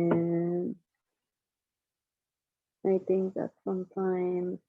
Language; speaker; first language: English; non-native, learner; Spanish